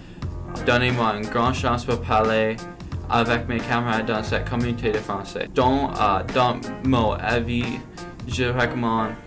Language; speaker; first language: French; non-native, local second language; English